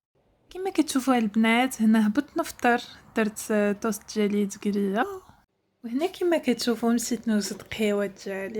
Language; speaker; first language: Arabic; native; Arabic